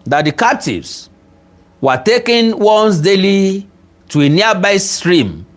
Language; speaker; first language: English; non-native, local second language; Yoruba